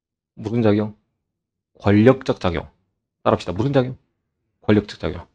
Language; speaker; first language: Korean; native; Korean